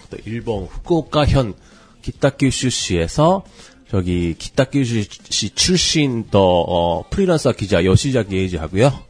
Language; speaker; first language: Korean; non-native, fluent; Japanese